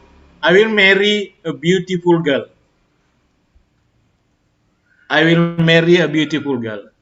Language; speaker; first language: English; non-native, fluent; Indonesian